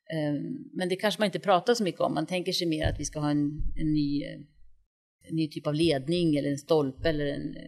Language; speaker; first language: Swedish; native; Swedish